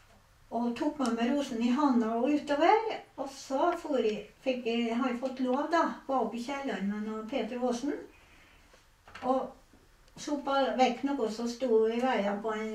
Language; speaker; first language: Norwegian; native; Norwegian